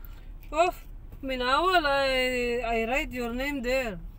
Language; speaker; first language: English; non-native, learner; Filipino